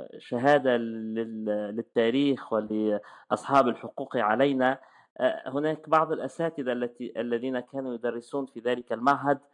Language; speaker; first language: Arabic; native; Arabic